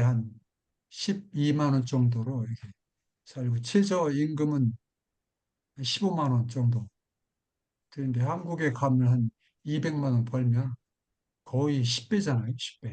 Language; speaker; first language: Korean; native; Korean